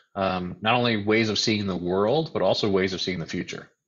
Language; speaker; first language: English; native; English